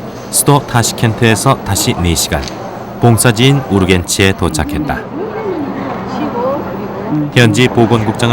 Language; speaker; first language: Korean; native; Korean